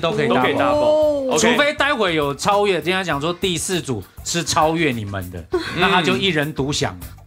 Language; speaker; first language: Chinese; native; Chinese